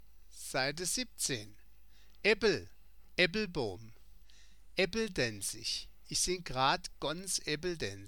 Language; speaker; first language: German; native; German